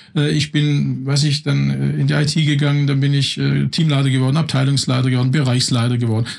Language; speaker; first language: German; native; German